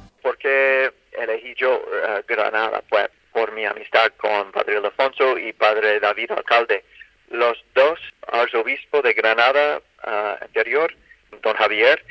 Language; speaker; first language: Spanish; non-native, fluent; English